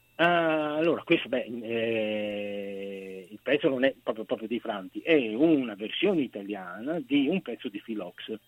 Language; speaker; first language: Italian; native; Italian